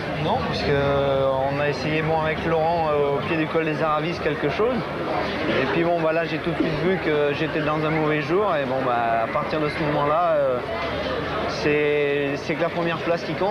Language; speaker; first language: French; native; French